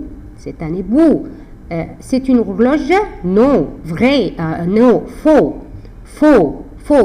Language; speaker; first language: French; non-native, fluent; Arabic